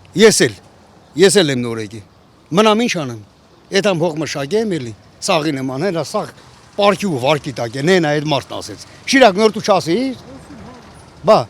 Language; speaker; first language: Armenian; native; Armenian